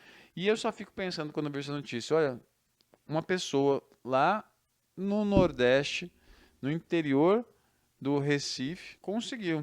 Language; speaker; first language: Portuguese; native; Portuguese